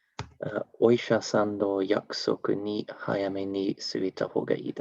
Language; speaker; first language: Japanese; non-native, learner; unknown